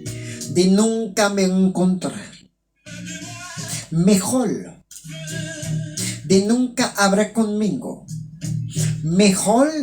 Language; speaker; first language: Spanish; non-native, local second language; Haitian Creole